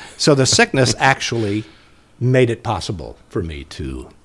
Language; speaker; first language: English; native; English